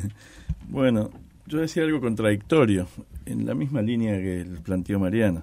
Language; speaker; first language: Spanish; native; Spanish